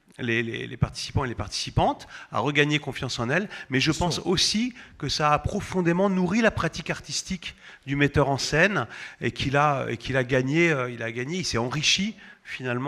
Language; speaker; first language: French; native; French